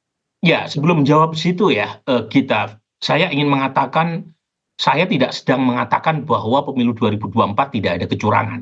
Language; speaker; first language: Indonesian; native; Indonesian